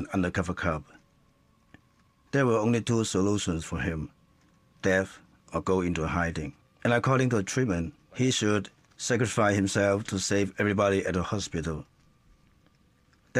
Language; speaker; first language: English; non-native, local second language; Cantonese